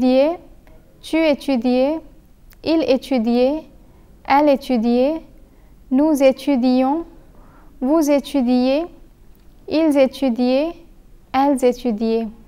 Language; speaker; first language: French; non-native, fluent; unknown